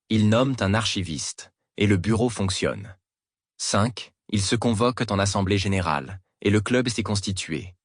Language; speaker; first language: French; native; French